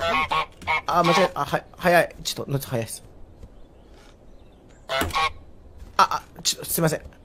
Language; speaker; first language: Japanese; native; Japanese